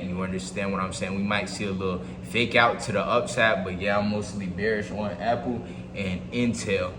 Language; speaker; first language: English; native; English